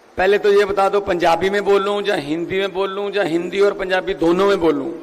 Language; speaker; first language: Hindi; non-native, local second language; Punjabi